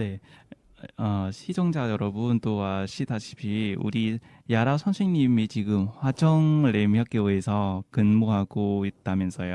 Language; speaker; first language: Korean; non-native, fluent; Vietnamese